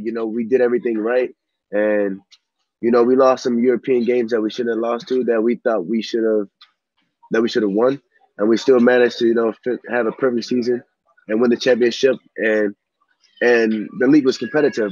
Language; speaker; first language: English; native; English